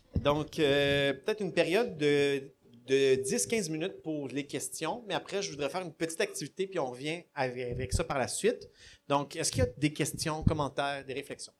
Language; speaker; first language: French; native; French